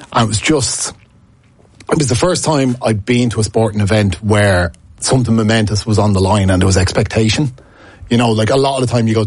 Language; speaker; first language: English; native; English